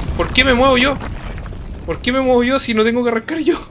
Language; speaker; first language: Spanish; native; Spanish